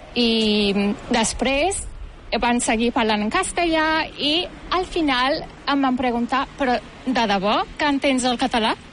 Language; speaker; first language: Catalan; non-native, fluent; Turkish